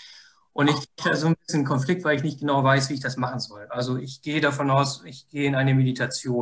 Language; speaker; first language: German; native; German